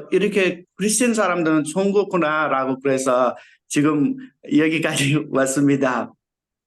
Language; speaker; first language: Korean; non-native, learner; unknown